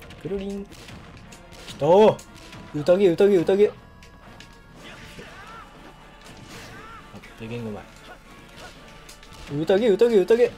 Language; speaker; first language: Japanese; native; Japanese